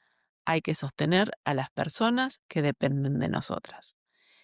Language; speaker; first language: Spanish; native; Spanish